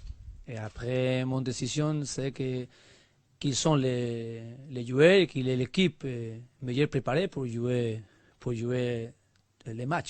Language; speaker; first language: French; non-native, learner; Spanish